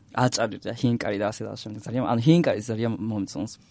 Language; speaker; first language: Georgian; non-native, learner; Japanese